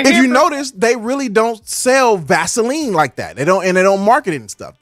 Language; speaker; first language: English; native; English